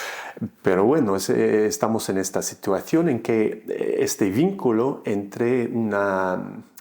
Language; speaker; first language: Spanish; non-native, fluent; English